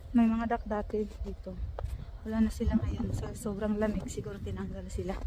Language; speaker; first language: Filipino; native; Filipino